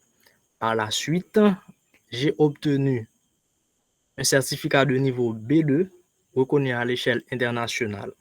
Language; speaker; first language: French; non-native, local second language; Haitian Creole